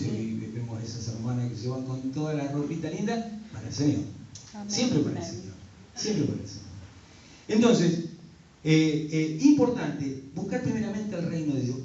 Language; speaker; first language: Spanish; native; Spanish